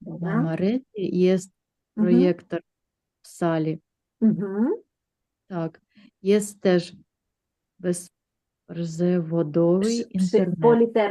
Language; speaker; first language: Polish; non-native, learner; Ukrainian